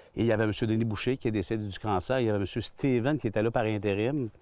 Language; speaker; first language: French; native; French